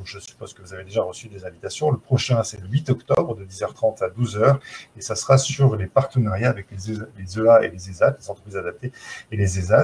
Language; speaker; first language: French; native; French